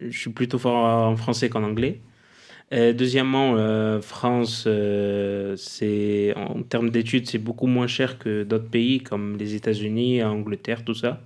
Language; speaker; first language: French; non-native, fluent; Arabic